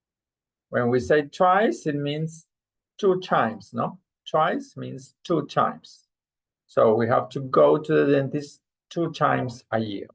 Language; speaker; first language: English; non-native, fluent; Spanish